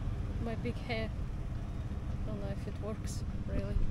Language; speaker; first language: English; non-native, fluent; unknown